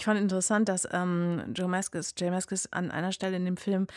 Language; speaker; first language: German; native; German